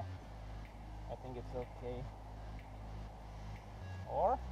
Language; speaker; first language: English; non-native, learner; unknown